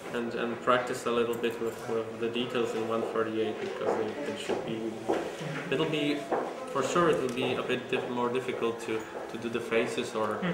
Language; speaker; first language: English; non-native, fluent; Polish